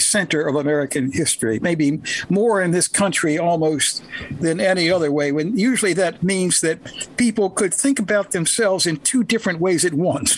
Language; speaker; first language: English; native; English